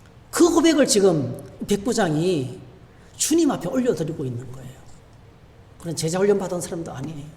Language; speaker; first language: Korean; native; Korean